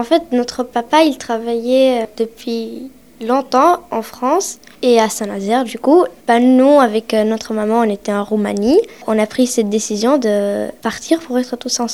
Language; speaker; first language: French; early bilingual, other home language; Romanian